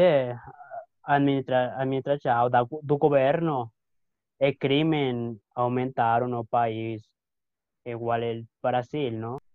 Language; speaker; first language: Portuguese; non-native, learner; Spanish